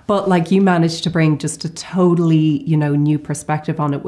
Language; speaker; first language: English; native; English